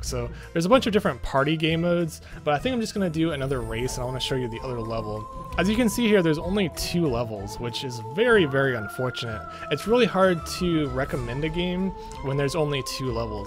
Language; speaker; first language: English; native; English